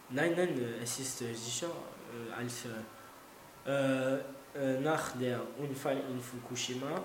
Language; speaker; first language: German; non-native, learner; French